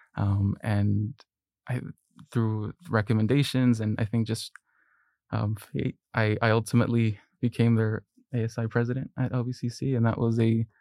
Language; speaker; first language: English; early bilingual, other home language; Spanish